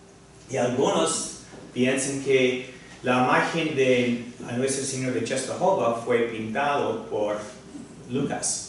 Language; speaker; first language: Spanish; non-native, fluent; English